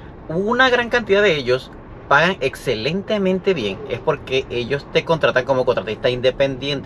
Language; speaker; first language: Spanish; native; Spanish